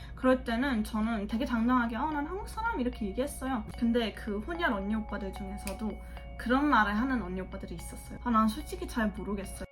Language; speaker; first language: Korean; early bilingual, heritage; Korean